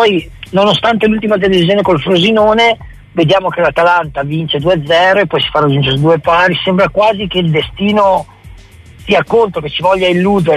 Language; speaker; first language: Italian; native; Italian